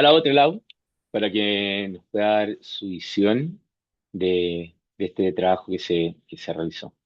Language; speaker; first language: Spanish; native; Spanish